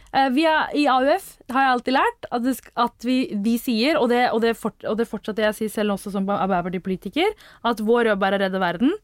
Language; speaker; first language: Norwegian; early bilingual, other home language; Tamil